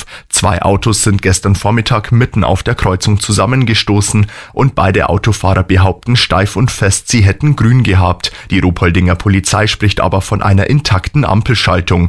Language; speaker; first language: German; native; German